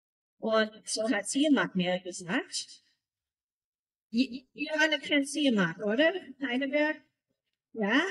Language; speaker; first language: German; non-native, learner; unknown